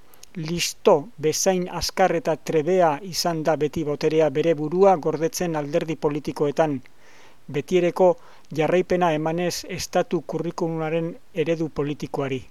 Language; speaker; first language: Basque; native; Basque